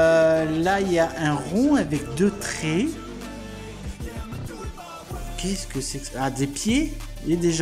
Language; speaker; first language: French; native; French